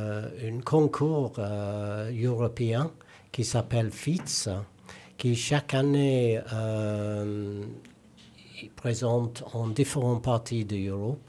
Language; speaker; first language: French; non-native, learner; English